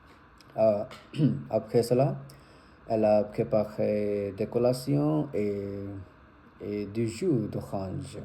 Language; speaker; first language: French; non-native, learner; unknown